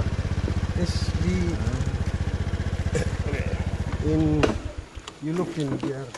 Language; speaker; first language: English; non-native, learner; Indonesian